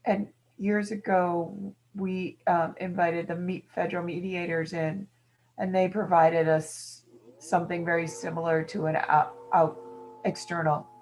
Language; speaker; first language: English; native; English